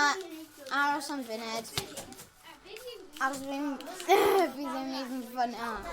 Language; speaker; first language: Welsh; non-native, local second language; English